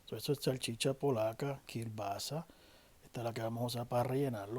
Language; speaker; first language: Spanish; native; Spanish